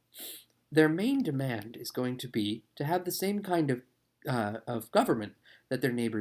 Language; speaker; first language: English; native; English